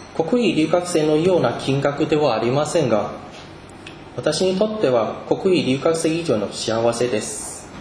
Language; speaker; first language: Japanese; non-native, fluent; Chinese